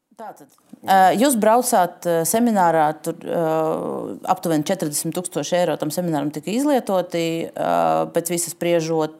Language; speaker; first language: Latvian; non-native, local second language; Russian